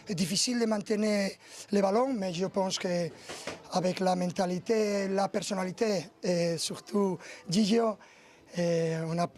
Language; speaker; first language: French; non-native, learner; Spanish